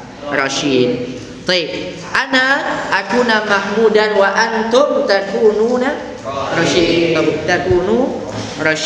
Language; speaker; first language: Arabic; non-native, fluent; Indonesian